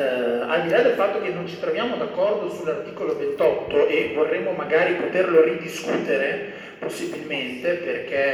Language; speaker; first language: Italian; native; Italian